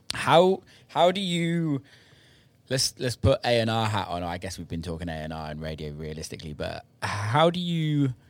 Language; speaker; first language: English; native; English